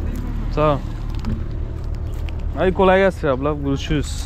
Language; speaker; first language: Turkish; non-native, learner; Bangla